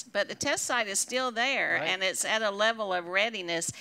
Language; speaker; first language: English; native; English